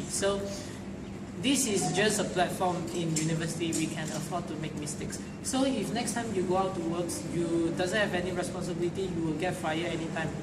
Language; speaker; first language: English; non-native, local second language; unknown